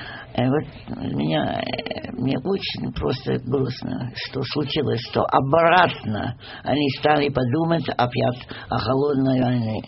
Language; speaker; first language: Russian; non-native, fluent; English